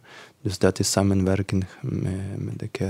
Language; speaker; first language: Dutch; non-native, learner; Ukrainian